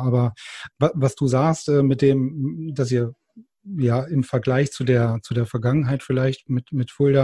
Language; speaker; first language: German; native; German